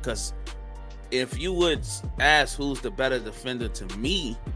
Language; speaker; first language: English; native; English